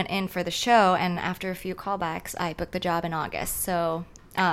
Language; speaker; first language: English; non-native, local second language; Cantonese